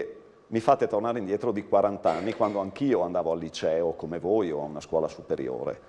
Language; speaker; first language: Italian; native; Italian